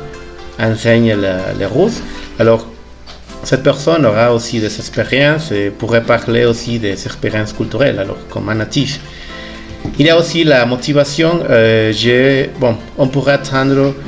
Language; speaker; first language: French; non-native, fluent; Spanish